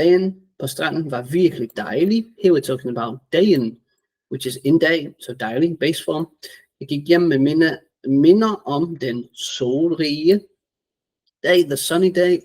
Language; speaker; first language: Danish; native; Danish